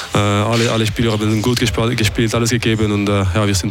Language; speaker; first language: German; non-native, local second language; French